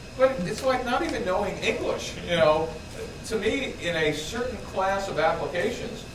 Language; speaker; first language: English; native; English